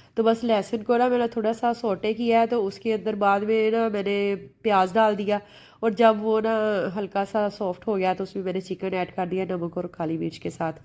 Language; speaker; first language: Urdu; native; Urdu